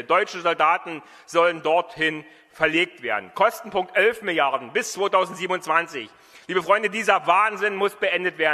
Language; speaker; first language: German; native; German